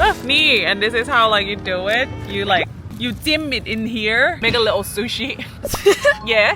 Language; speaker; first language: English; non-native, fluent; Thai